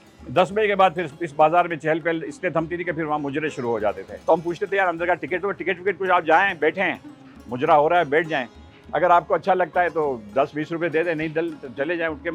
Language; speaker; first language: Urdu; native; Urdu